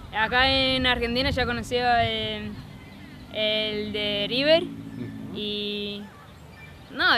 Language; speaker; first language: Spanish; non-native, fluent; English